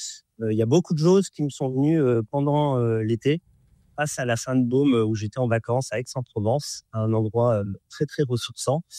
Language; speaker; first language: French; native; French